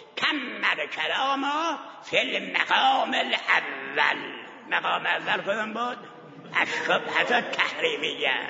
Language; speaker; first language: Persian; non-native, local second language; Azerbaijani